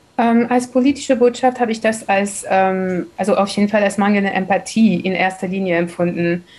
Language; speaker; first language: German; non-native, fluent; French